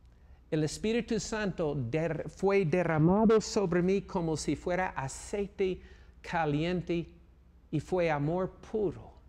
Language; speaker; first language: Spanish; non-native, fluent; English